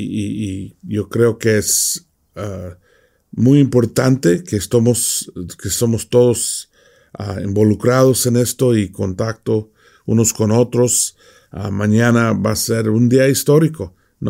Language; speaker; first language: Spanish; non-native, fluent; English